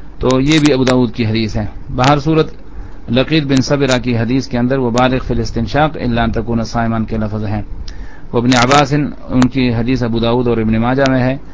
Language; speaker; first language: Urdu; non-native, local second language; Pashto